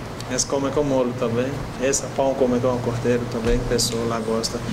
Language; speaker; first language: Portuguese; non-native, learner; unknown